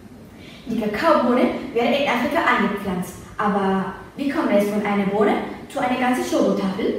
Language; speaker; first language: German; non-native, learner; Spanish